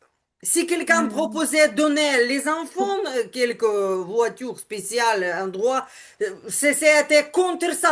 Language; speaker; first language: French; non-native, learner; Ukrainian